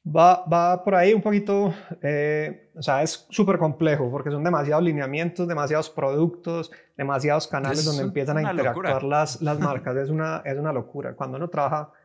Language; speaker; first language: Spanish; native; Spanish